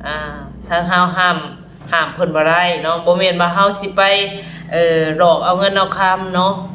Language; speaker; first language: Thai; non-native, local second language; Lao